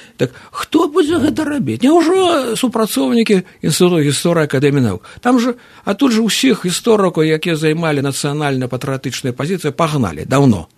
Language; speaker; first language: Belarusian; native; Belarusian